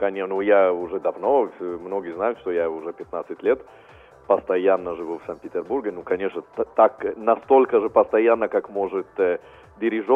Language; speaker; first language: Russian; non-native, fluent; Italian